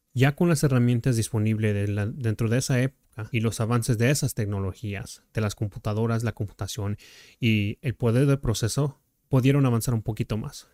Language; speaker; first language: Spanish; early bilingual, heritage; Spanish